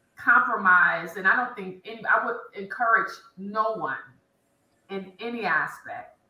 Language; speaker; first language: English; native; English